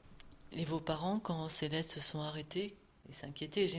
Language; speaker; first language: French; native; French